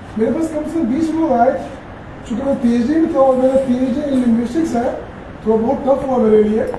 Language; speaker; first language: Hindi; native; Hindi